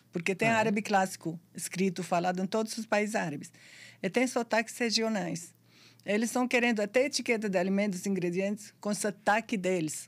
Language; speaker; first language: Portuguese; non-native, fluent; Arabic